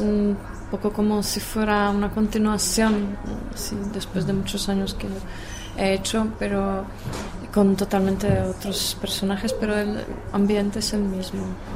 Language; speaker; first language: Spanish; non-native, fluent; Czech